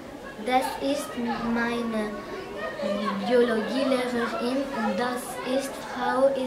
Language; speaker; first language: German; non-native, learner; French